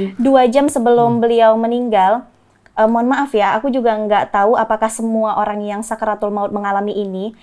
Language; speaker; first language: Indonesian; native; Indonesian